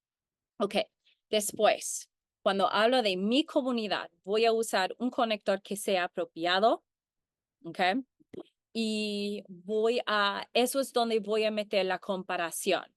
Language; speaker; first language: Spanish; early bilingual, heritage; Spanish